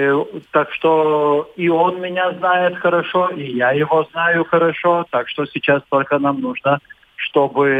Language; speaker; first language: Russian; non-native, fluent; Lithuanian